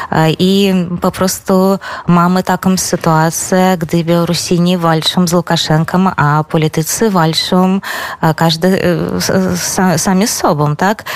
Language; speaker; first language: Polish; non-native, fluent; Belarusian